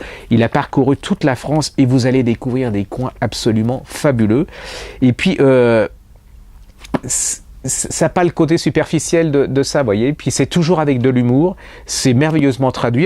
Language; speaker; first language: French; native; French